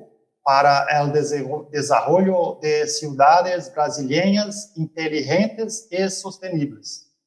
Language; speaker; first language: Spanish; non-native, fluent; Portuguese